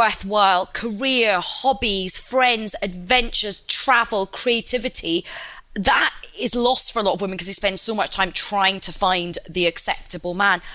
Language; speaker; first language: English; native; English